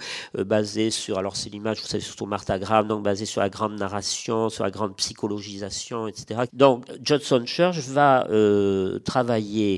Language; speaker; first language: French; native; French